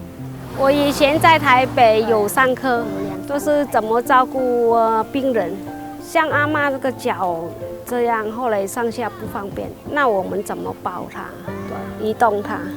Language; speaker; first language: Chinese; non-native, fluent; Vietnamese